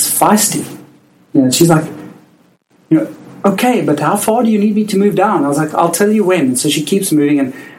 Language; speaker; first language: English; native; English